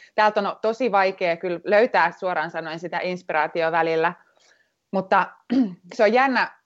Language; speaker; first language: Finnish; native; Finnish